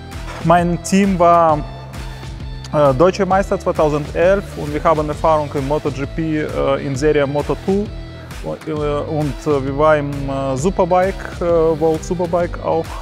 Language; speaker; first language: German; non-native, learner; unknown